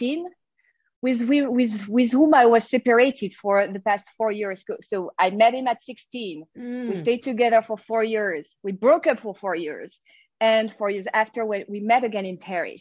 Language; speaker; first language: English; non-native, fluent; French